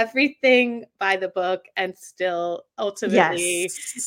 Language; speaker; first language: English; native; English